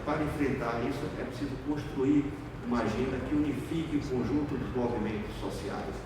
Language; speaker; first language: Portuguese; native; Portuguese